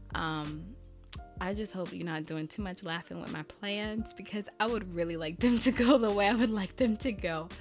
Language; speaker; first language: English; early bilingual, other home language; Haitian Creole